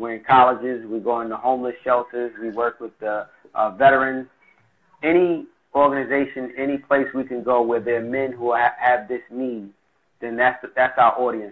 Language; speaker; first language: English; native; English